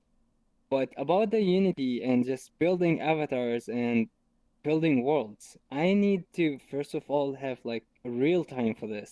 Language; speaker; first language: English; non-native, fluent; Arabic